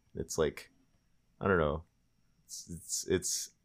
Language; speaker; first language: English; early bilingual, other home language; Filipino